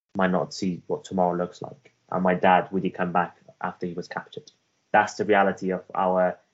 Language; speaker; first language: English; early bilingual, other home language; Persian